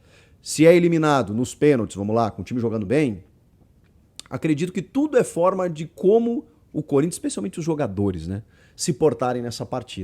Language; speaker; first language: Portuguese; native; Portuguese